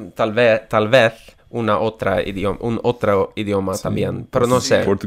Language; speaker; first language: Spanish; non-native, fluent; English